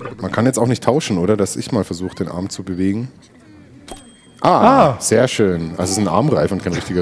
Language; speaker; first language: German; native; German